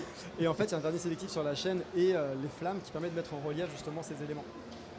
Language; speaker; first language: French; native; French